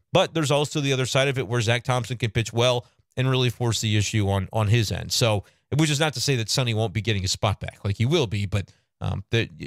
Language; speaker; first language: English; native; English